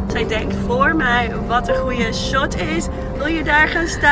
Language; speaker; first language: Dutch; non-native, fluent; Spanish